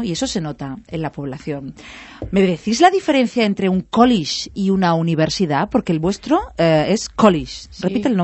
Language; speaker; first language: Spanish; native; Spanish